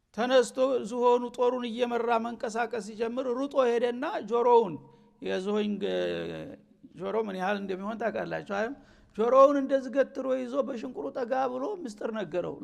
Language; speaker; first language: Amharic; native; Amharic